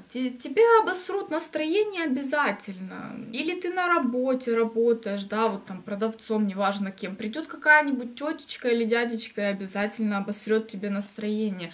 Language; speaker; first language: Russian; native; Russian